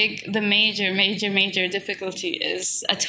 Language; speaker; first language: English; non-native, fluent; Swahili